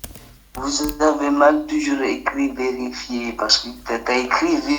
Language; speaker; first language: French; non-native, local second language; Comorian